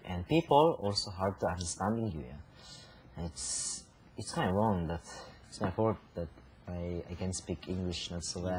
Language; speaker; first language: English; non-native, learner; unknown